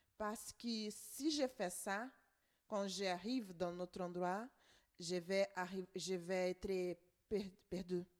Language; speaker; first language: French; non-native, fluent; Portuguese